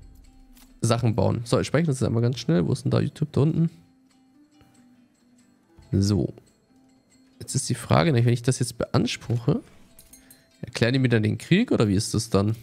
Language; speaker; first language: German; native; German